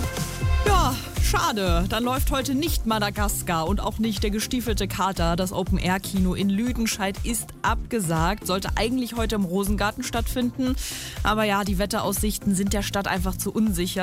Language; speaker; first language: German; native; German